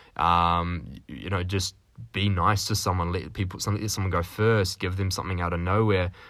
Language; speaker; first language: English; native; English